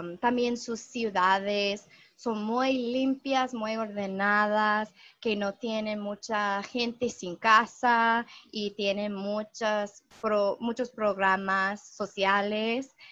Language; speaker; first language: Spanish; non-native, fluent; English